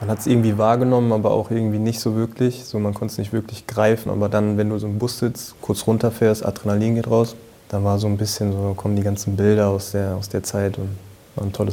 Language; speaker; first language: German; native; German